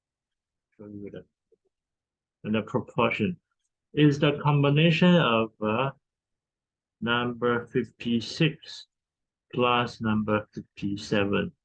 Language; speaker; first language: English; non-native, fluent; Chinese